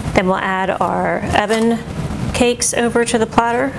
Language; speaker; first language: English; native; English